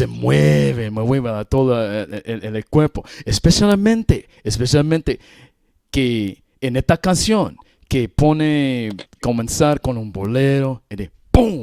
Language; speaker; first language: Spanish; non-native, learner; English